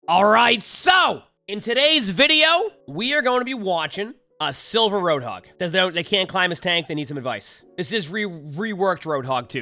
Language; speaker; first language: English; native; English